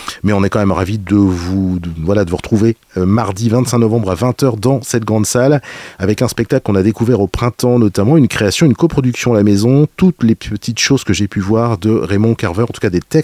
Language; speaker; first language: French; native; French